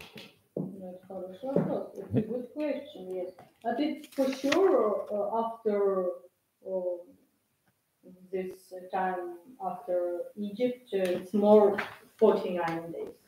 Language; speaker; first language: English; non-native, learner; Russian